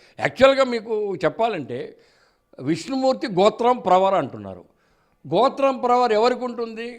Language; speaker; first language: Telugu; native; Telugu